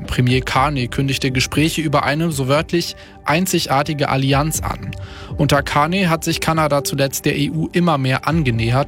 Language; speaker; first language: German; native; German